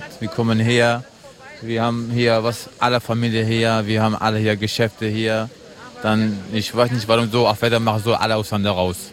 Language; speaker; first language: German; non-native, learner; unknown